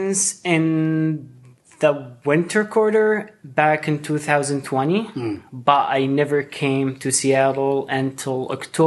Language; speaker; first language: English; non-native, fluent; Arabic